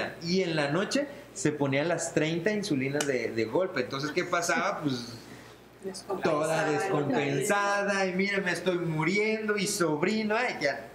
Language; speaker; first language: Spanish; native; Spanish